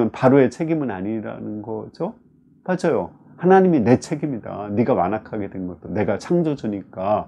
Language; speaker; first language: Korean; native; Korean